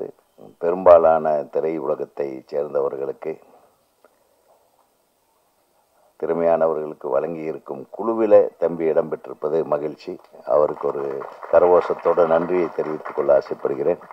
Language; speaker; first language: Tamil; native; Tamil